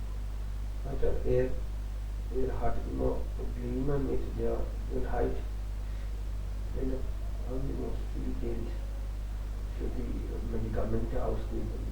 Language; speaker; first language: German; non-native, fluent; Hindi